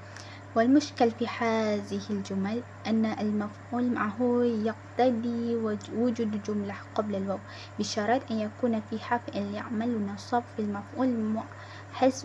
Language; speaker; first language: Arabic; non-native, learner; Malay